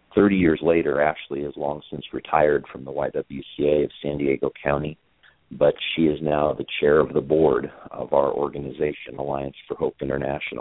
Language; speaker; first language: English; native; English